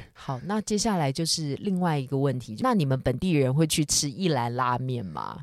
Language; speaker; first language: Chinese; native; Chinese